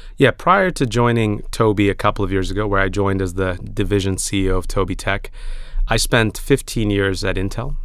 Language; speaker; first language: English; early bilingual, other home language; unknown